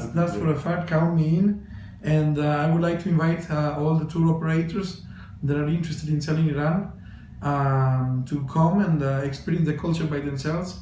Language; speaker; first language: English; non-native, fluent; Spanish